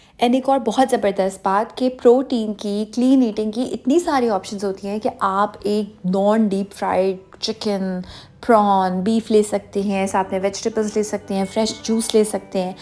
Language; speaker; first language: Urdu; native; Urdu